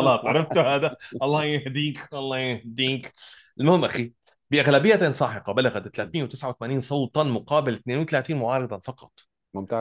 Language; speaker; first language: Arabic; native; Arabic